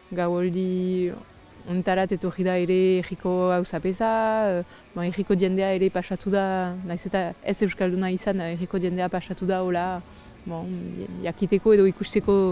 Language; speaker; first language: Basque; non-native, local second language; French